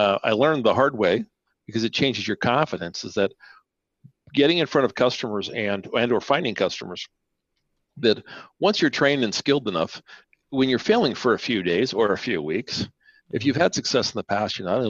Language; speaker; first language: English; non-native, fluent; Spanish